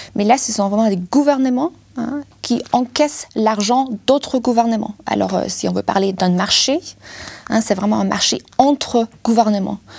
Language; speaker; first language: French; non-native, fluent; German